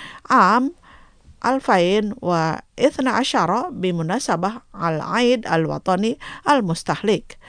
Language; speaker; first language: Arabic; non-native, fluent; Indonesian